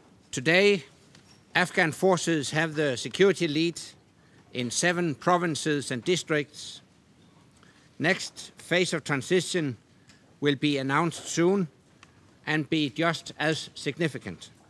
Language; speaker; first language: English; non-native, fluent; Danish